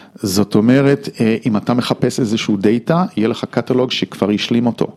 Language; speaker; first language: Hebrew; non-native, fluent; English